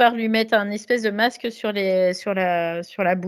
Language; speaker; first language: French; native; French